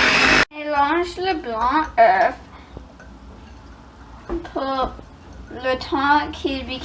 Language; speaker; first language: French; non-native, learner; English